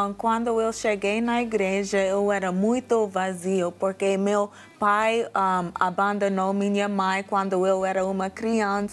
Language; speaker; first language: Portuguese; non-native, learner; English